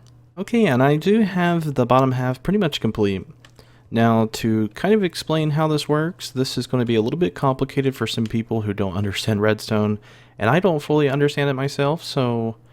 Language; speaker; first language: English; native; English